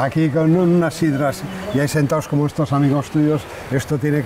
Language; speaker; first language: Spanish; native; Spanish